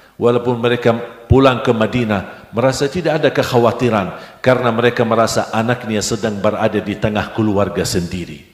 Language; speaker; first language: Indonesian; non-native, fluent; Arabic